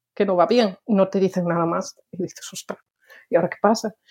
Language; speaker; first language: Spanish; native; Spanish